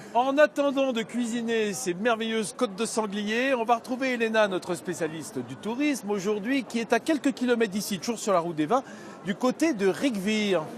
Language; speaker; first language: French; native; French